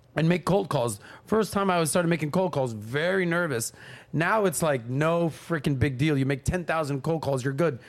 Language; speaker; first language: English; native; English